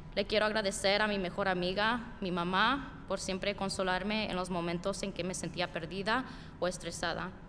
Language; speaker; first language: Spanish; early bilingual, other home language; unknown